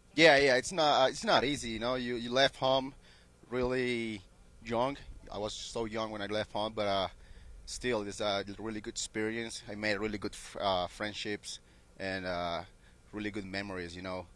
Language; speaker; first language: English; non-native, learner; Spanish